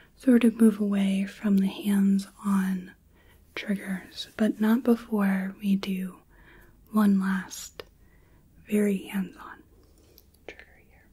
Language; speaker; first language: English; native; English